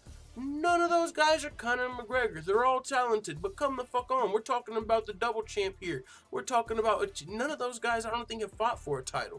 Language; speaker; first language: English; native; English